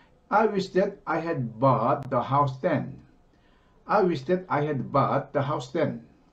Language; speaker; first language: English; non-native, fluent; Korean